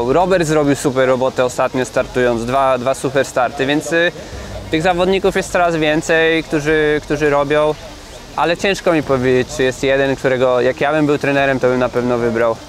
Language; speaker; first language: Polish; native; Polish